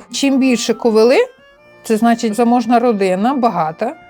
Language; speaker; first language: Ukrainian; native; Ukrainian